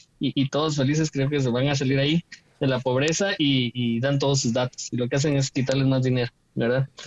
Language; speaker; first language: Spanish; native; Spanish